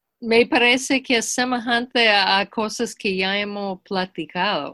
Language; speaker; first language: Spanish; non-native, fluent; English